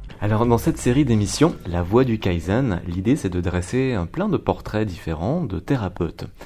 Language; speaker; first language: French; native; French